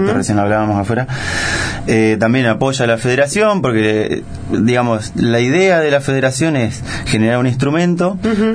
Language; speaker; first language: Spanish; native; Spanish